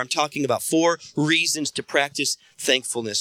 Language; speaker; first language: English; native; English